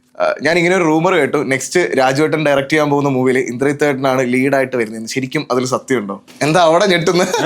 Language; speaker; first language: Malayalam; native; Malayalam